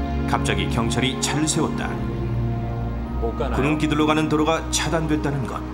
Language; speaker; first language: Korean; native; Korean